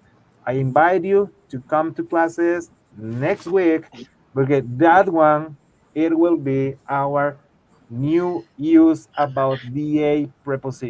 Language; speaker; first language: English; non-native, fluent; Spanish